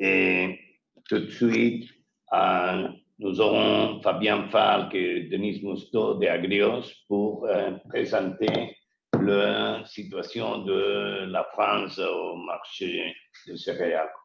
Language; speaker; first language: French; non-native, learner; Spanish